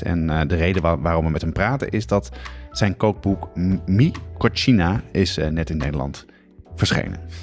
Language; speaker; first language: Dutch; native; Dutch